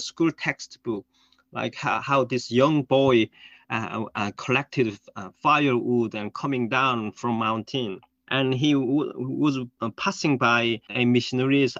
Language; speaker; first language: English; non-native, fluent; Korean